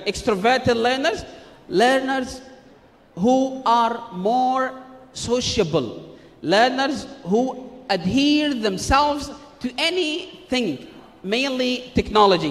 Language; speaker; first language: English; non-native, fluent; Arabic